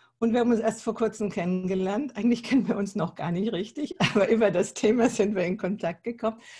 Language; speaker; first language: German; native; German